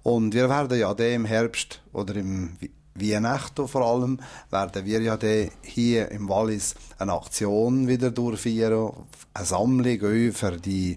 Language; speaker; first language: German; native; German